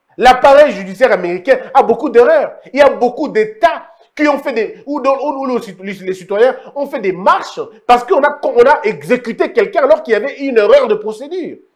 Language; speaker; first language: French; non-native, local second language; Lingala